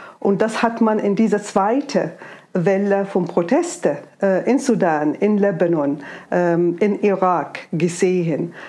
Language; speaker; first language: German; non-native, fluent; Arabic